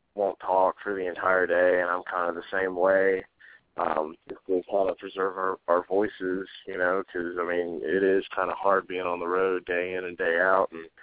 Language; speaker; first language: English; native; English